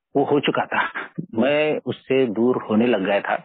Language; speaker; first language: Hindi; non-native, local second language; Marathi